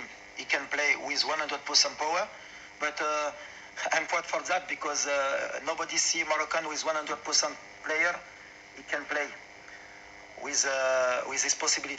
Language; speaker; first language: English; non-native, learner; French